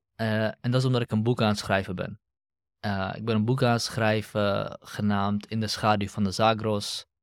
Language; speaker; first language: Dutch; early bilingual, other home language; Kurdish